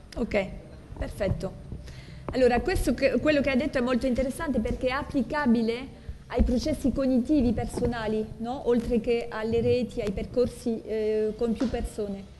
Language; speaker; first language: Italian; non-native, fluent; French